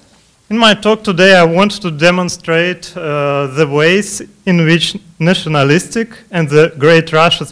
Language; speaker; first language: English; non-native, fluent; Russian